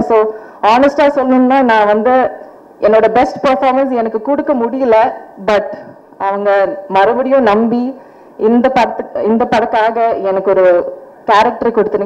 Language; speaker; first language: Tamil; non-native, fluent; Malayalam